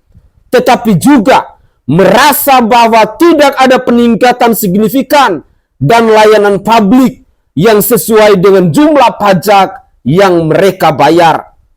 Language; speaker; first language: Indonesian; native; Indonesian